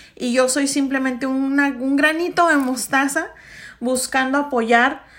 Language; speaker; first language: Spanish; early bilingual, heritage; Spanish